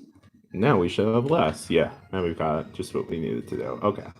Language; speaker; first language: English; native; English